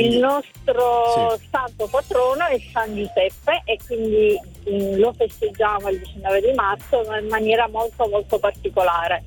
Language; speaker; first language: Italian; native; Italian